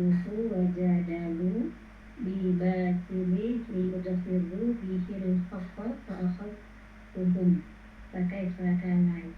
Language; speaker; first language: Arabic; non-native, learner; Indonesian